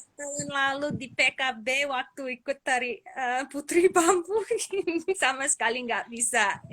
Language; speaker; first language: Indonesian; non-native, fluent; English